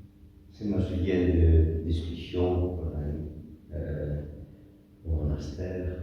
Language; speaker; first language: French; non-native, fluent; Greek